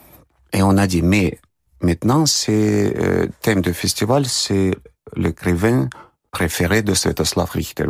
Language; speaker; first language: French; non-native, fluent; Russian